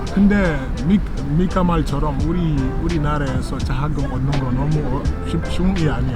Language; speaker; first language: Korean; non-native, fluent; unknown